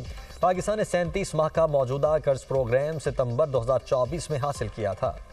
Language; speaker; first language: Urdu; native; Urdu